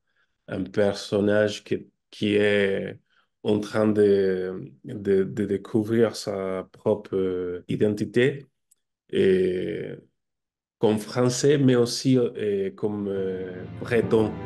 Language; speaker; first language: French; non-native, fluent; Spanish